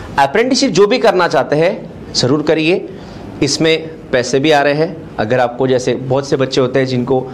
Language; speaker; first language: Hindi; non-native, local second language; Marathi